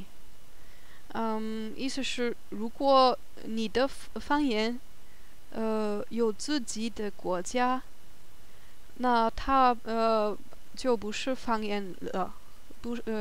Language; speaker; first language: Chinese; non-native, learner; German